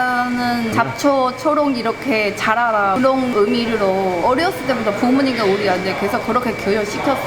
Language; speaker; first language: Korean; non-native, fluent; Chinese